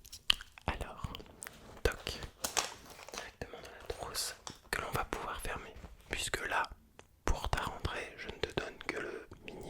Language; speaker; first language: French; native; French